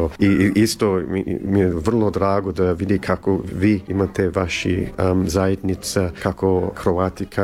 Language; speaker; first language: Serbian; early bilingual, heritage; Serbian